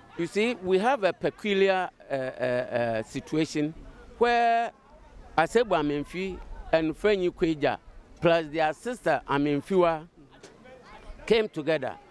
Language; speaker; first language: English; non-native, local second language; Akan